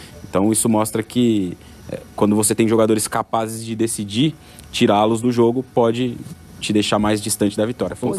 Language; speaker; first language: Portuguese; native; Portuguese